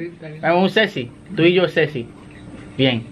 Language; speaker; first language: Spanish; non-native, learner; English